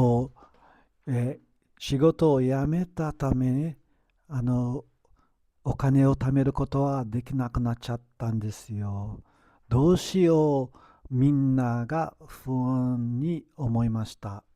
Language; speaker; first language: Japanese; non-native, fluent; Portuguese